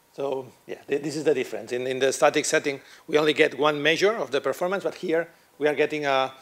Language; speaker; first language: English; non-native, fluent; Catalan